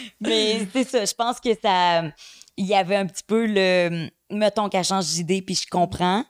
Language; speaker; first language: French; native; French